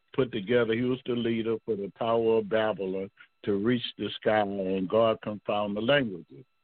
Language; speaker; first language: English; native; English